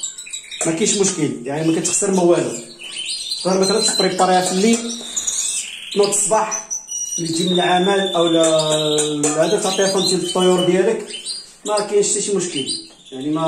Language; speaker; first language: Arabic; native; Arabic